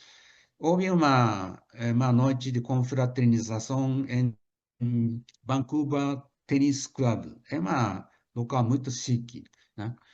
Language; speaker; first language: Portuguese; non-native, fluent; Japanese